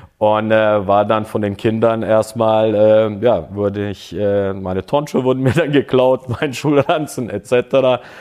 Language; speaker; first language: German; early bilingual, other home language; Croatian